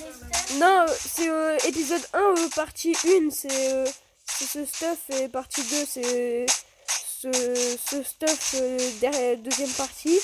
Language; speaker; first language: French; native; French